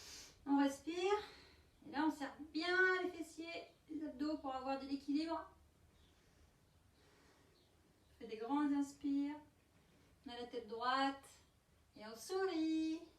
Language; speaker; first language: French; native; French